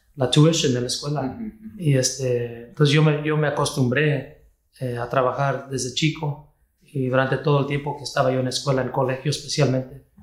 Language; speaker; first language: Spanish; early bilingual, heritage; Spanish